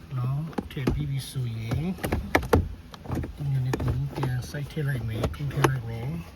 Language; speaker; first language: Burmese; non-native, local second language; Tedim Chin